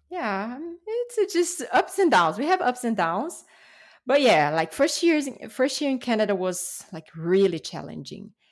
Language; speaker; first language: English; non-native, fluent; Portuguese